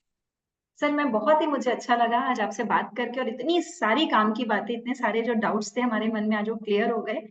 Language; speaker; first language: Hindi; native; Hindi